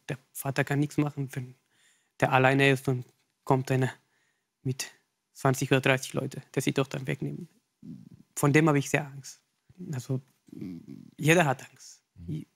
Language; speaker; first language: German; non-native, learner; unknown